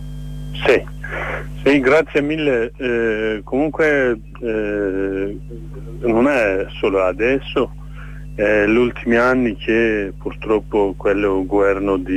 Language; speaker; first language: Italian; non-native, fluent; Kurdish